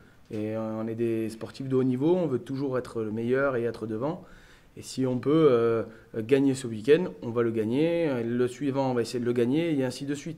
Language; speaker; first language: French; native; French